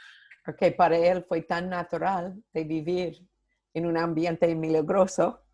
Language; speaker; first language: Spanish; non-native, fluent; English